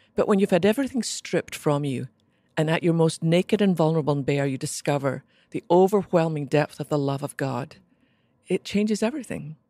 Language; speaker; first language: English; native; English